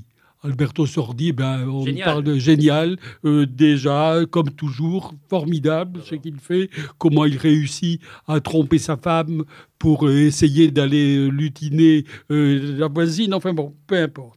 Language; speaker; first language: French; native; French